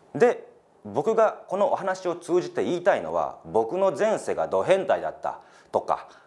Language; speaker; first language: Japanese; native; Japanese